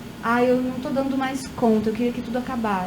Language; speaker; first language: Portuguese; native; Portuguese